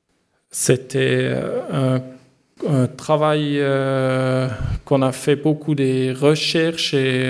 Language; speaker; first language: French; non-native, learner; German